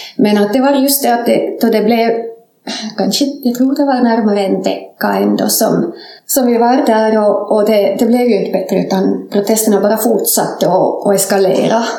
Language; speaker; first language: Swedish; non-native, fluent; Estonian